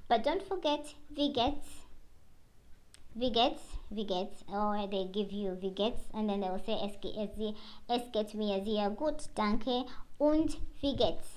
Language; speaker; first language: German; non-native, learner; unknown